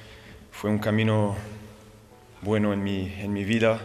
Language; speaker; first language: Spanish; non-native, fluent; French